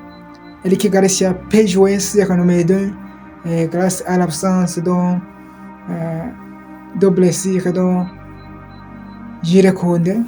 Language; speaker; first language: French; non-native, local second language; Kinyarwanda